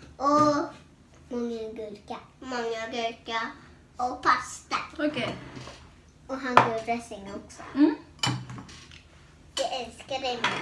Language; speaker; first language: Swedish; early bilingual, other home language; Thai